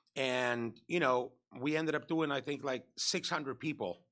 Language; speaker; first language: English; early bilingual, other home language; Spanish